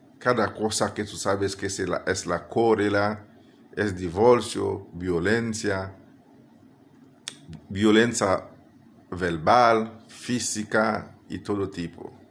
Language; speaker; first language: Spanish; non-native, fluent; Haitian Creole